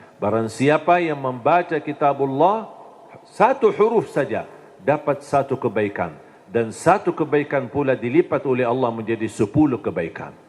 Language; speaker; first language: Indonesian; non-native, fluent; Arabic